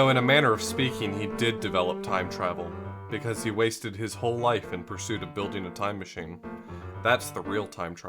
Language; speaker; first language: English; native; English